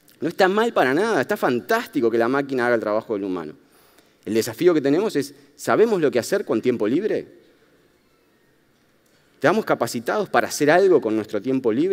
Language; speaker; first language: Spanish; native; Spanish